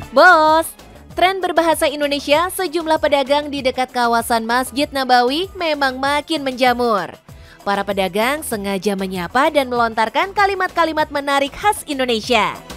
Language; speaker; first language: Indonesian; native; Indonesian